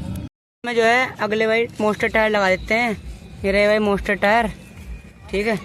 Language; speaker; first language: Hindi; native; Hindi